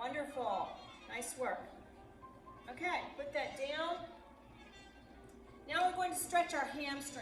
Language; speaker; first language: English; native; English